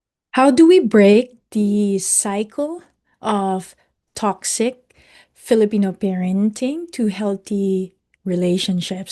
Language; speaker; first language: English; non-native, local second language; Filipino